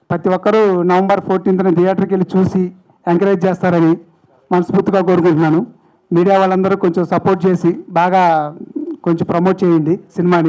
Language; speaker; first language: Telugu; native; Telugu